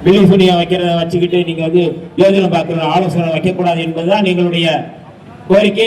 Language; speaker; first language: Tamil; native; Tamil